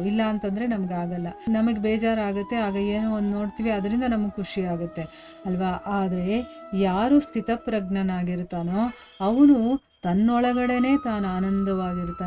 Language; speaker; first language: Kannada; native; Kannada